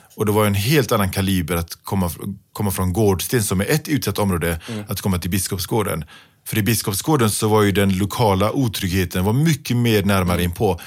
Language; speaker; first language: Swedish; early bilingual, other home language; Pashto